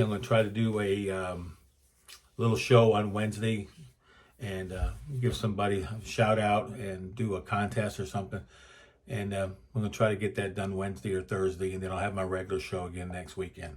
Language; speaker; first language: English; native; English